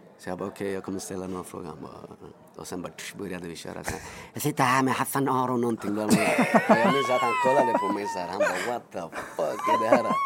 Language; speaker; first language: Swedish; early bilingual, other home language; Spanish